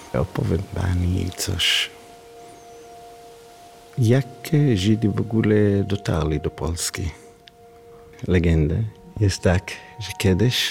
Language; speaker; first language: Polish; non-native, learner; Hebrew